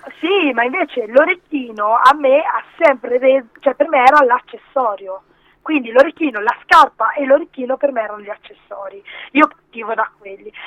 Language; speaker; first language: Italian; early bilingual, other home language; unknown